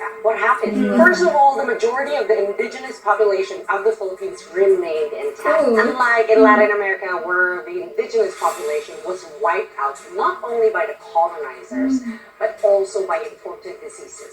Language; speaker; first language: English; non-native, local second language; Filipino